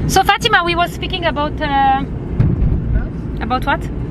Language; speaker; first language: English; non-native, learner; French